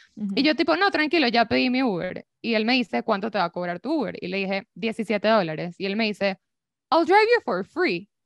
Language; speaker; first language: Spanish; native; Spanish